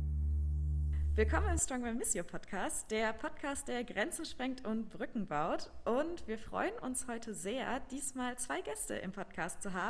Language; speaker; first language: German; native; German